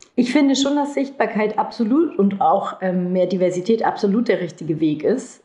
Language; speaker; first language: German; early bilingual, other home language; Turkish